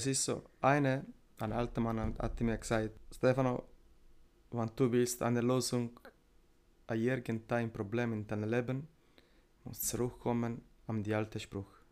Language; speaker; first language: German; non-native, learner; Italian